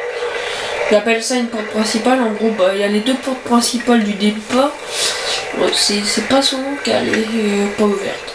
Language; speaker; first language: French; native; French